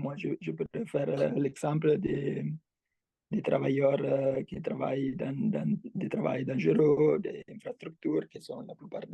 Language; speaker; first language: French; non-native, fluent; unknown